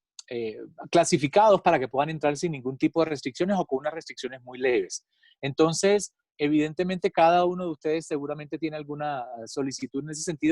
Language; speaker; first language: Spanish; native; Spanish